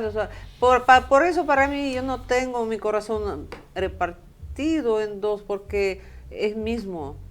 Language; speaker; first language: Spanish; non-native, fluent; Russian